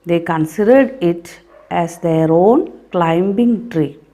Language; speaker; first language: English; non-native, local second language; Malayalam